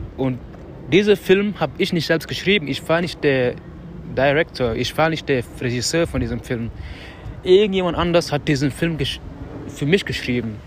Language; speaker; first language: German; non-native, fluent; Wolof